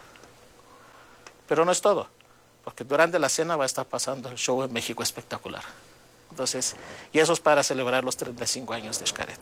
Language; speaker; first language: Spanish; native; Spanish